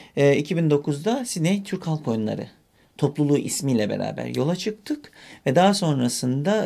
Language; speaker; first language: Turkish; native; Turkish